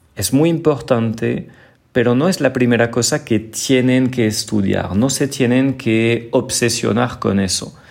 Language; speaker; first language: Spanish; non-native, fluent; French